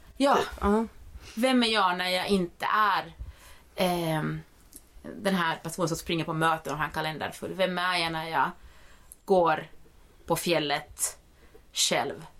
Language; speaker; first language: Swedish; native; Swedish